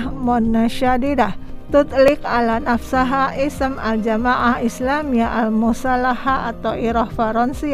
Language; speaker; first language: Arabic; non-native, fluent; Indonesian